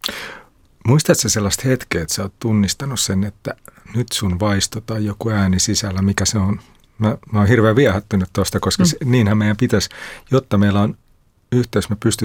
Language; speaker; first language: Finnish; native; Finnish